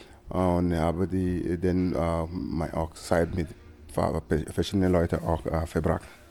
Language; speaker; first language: German; non-native, fluent; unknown